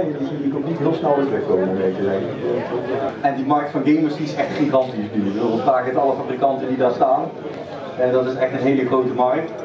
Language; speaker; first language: Dutch; native; Dutch